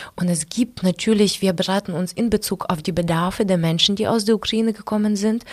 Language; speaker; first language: German; non-native, fluent; Ukrainian